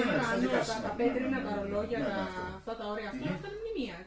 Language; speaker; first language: Greek; native; Greek